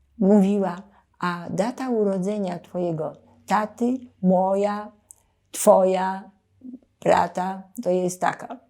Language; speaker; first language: Polish; native; Polish